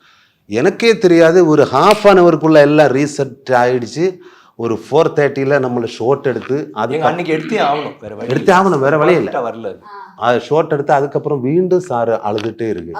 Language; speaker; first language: Tamil; non-native, learner; Malayalam